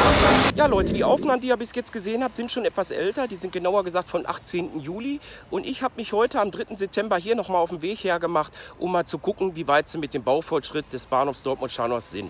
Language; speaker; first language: German; native; German